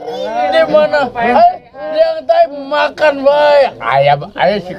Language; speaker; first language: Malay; non-native, local second language; Sundanese